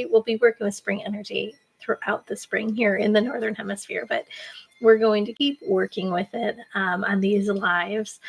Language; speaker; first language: English; native; English